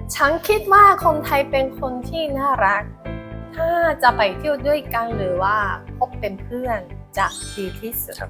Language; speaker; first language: Thai; non-native, fluent; Japanese